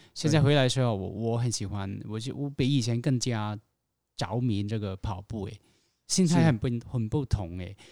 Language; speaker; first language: Chinese; non-native, fluent; Cantonese